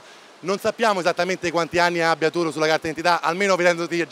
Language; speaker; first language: Italian; native; Italian